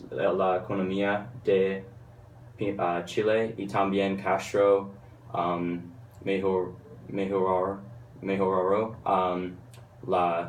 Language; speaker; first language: Spanish; non-native, learner; English